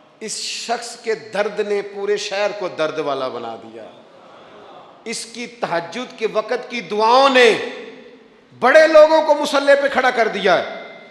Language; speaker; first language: Urdu; non-native, local second language; Punjabi